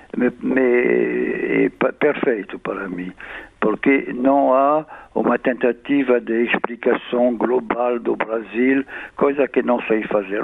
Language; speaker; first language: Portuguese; non-native, fluent; French